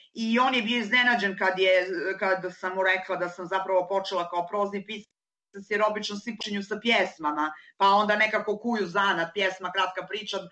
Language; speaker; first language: Serbian; native; Serbian